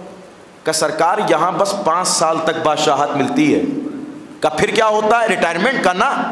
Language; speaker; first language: Urdu; native; Urdu